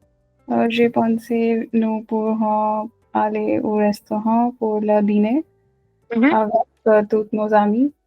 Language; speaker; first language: French; non-native, learner; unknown